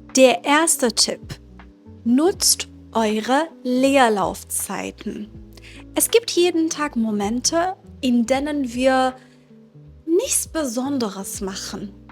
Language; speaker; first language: German; non-native, fluent; Persian